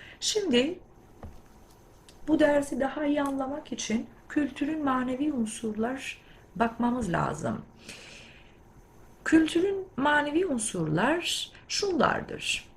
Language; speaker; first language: Turkish; non-native, fluent; Albanian